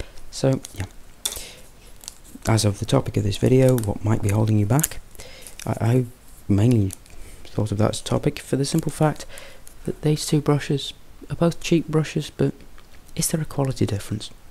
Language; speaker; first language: English; native; English